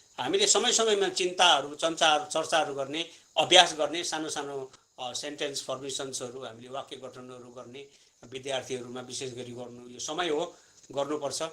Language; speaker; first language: Nepali; native; Nepali